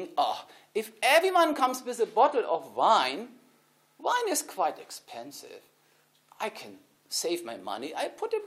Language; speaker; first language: English; non-native, fluent; German